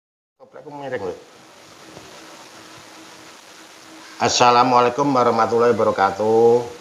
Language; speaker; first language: Indonesian; non-native, local second language; Javanese